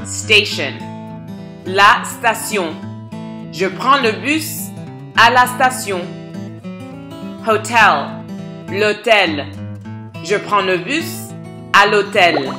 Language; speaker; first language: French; non-native, fluent; English